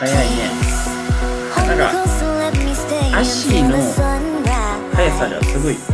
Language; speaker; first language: Japanese; non-native, fluent; English